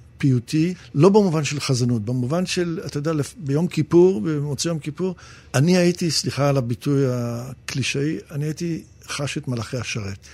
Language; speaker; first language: Hebrew; early bilingual, other home language; English